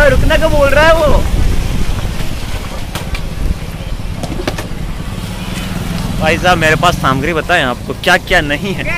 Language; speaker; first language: Hindi; native; Hindi